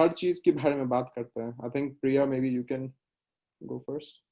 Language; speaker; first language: Hindi; native; Hindi